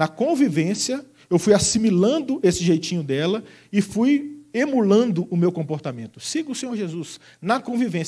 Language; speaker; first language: Portuguese; native; Portuguese